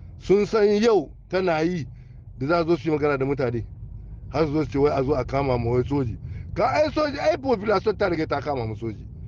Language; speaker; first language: Hausa; native; Hausa